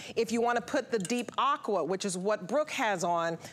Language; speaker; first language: English; native; English